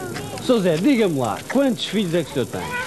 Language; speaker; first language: Portuguese; native; Portuguese